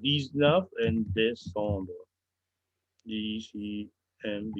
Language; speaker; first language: French; non-native, fluent; Hindi